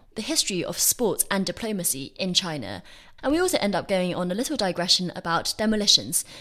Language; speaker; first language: English; non-native, fluent; Chinese